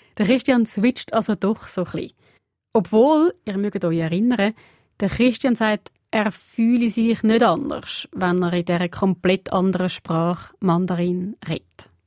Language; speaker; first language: German; early bilingual, other home language; Portuguese